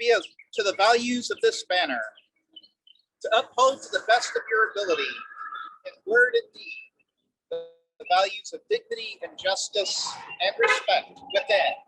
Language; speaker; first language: English; native; English